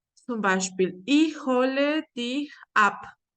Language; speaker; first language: German; non-native, fluent; Spanish